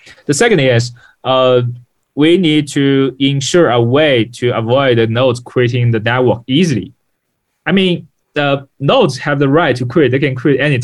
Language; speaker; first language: English; non-native, fluent; Chinese